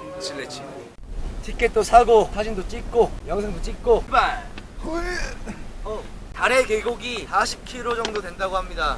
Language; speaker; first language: Korean; native; Korean